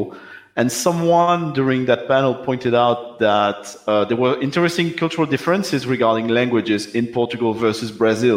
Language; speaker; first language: English; non-native, fluent; French